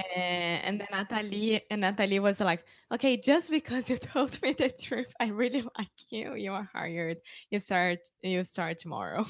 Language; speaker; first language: English; non-native, fluent; Portuguese